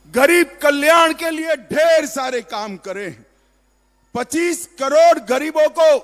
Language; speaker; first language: Hindi; non-native, local second language; Gujarati